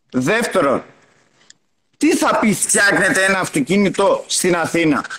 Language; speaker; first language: Greek; early bilingual, other home language; Albanian